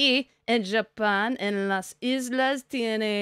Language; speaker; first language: Spanish; non-native, learner; English